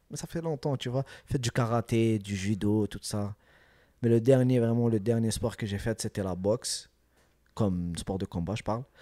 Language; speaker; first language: French; early bilingual, other home language; Arabic